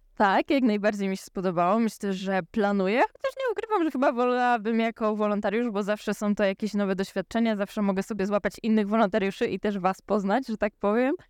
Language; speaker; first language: Polish; native; Polish